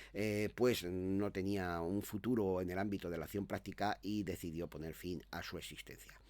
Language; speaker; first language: Spanish; native; Spanish